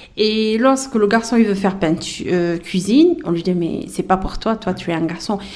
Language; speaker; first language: French; early bilingual, other home language; Arabic